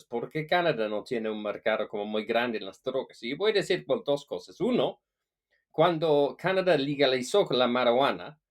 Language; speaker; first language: Spanish; non-native, fluent; English